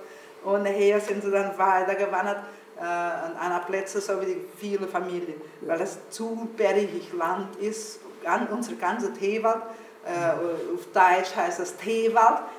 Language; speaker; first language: German; early bilingual, heritage; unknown